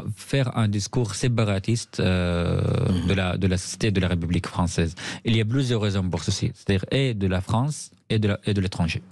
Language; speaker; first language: French; non-native, fluent; Arabic